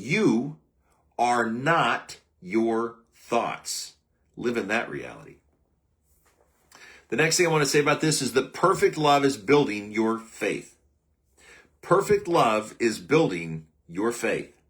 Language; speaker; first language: English; native; English